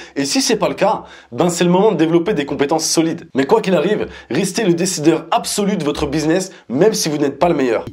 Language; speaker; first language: French; native; French